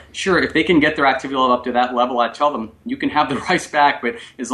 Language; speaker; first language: English; non-native, local second language; Bangla